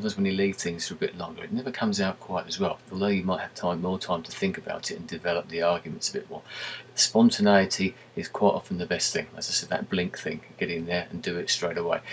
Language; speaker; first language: English; native; English